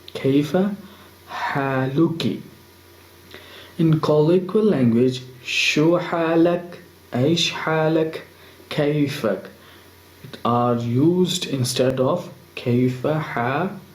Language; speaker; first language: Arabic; non-native, fluent; Urdu